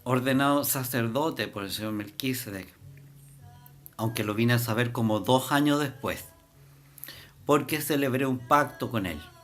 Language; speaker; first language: Spanish; native; Spanish